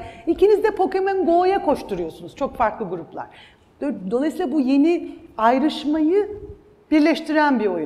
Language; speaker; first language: Turkish; native; Turkish